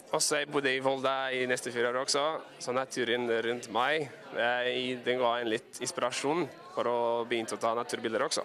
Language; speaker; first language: Norwegian; non-native, fluent; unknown